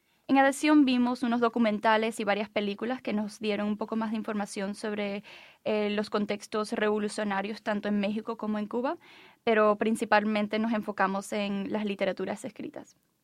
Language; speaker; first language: Spanish; early bilingual, other home language; English